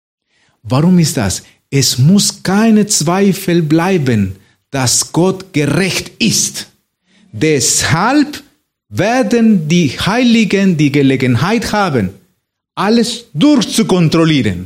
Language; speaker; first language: German; non-native, fluent; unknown